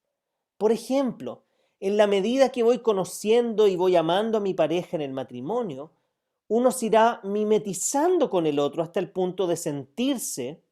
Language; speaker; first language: Spanish; native; Spanish